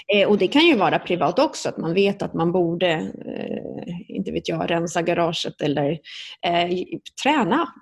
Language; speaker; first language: Swedish; early bilingual, other home language; Italian